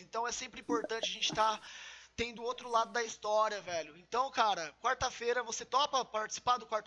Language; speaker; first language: Portuguese; native; Portuguese